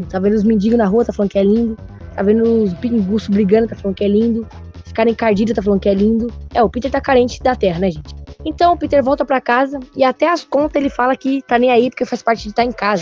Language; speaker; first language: Portuguese; native; Portuguese